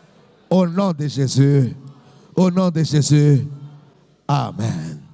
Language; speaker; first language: French; non-native, local second language; Lingala